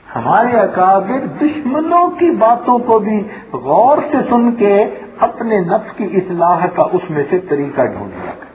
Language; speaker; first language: Urdu; non-native, local second language; Punjabi